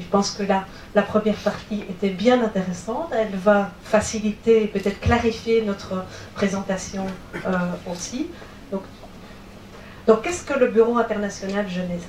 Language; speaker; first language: French; native; French